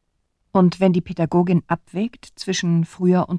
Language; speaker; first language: German; native; German